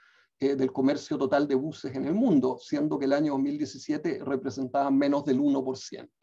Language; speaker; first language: Spanish; native; Spanish